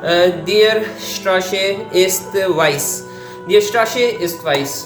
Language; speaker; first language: German; non-native, learner; Urdu